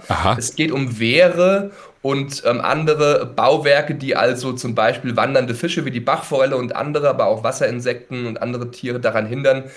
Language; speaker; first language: German; native; German